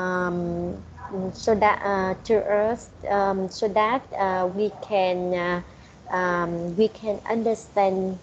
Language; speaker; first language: English; non-native, learner; Vietnamese